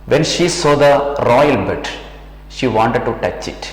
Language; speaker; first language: English; non-native, local second language; Malayalam